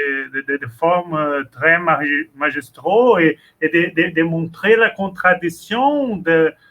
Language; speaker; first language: French; non-native, learner; Portuguese